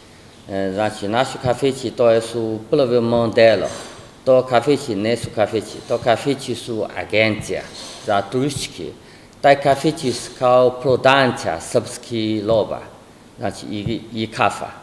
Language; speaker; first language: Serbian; non-native, learner; Chinese